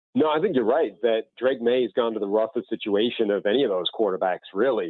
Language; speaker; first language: English; native; English